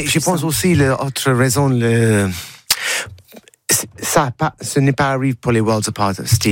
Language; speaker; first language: French; non-native, learner; English